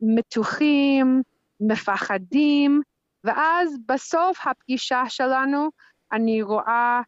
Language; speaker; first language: Hebrew; non-native, fluent; English